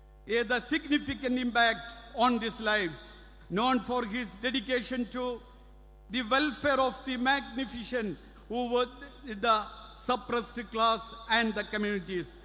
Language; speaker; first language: English; non-native, local second language; Malayalam